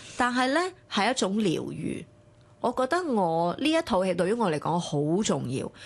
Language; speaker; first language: Cantonese; early bilingual, other home language; Chinese